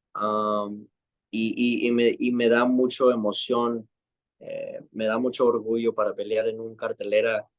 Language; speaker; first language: Spanish; early bilingual, other home language; English